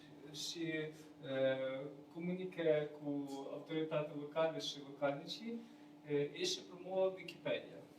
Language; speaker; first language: Romanian; non-native, learner; Ukrainian